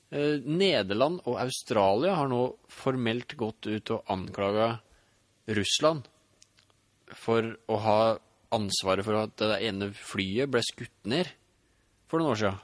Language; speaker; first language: Norwegian; native; Norwegian